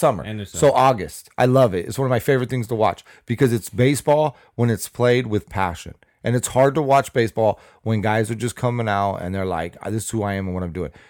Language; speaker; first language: English; native; English